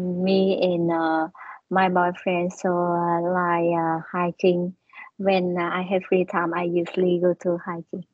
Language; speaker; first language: English; non-native, learner; Vietnamese